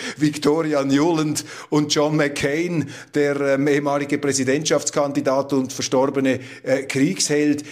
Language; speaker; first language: German; native; German